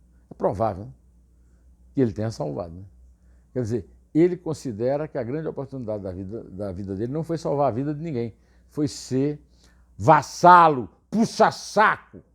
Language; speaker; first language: Portuguese; native; Portuguese